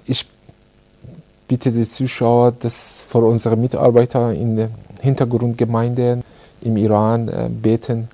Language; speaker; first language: German; non-native, learner; Persian